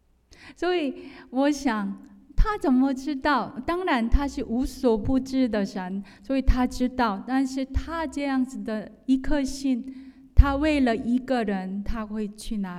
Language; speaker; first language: Chinese; non-native, fluent; Korean